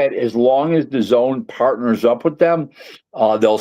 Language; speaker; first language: English; native; English